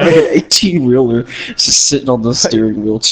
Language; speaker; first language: English; native; English